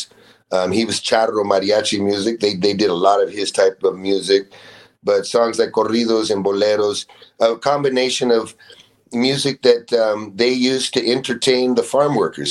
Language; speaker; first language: English; native; English